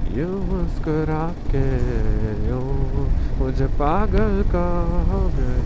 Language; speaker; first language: Hindi; non-native, local second language; Marathi